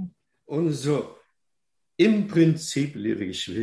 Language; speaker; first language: German; non-native, fluent; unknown